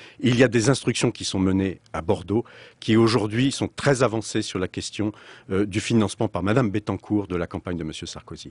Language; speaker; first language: French; native; French